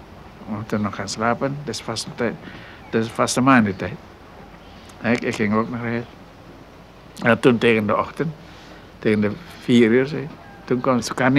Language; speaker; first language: Dutch; non-native, local second language; Minangkabau